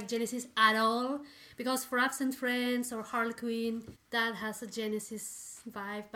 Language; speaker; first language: English; non-native, fluent; Spanish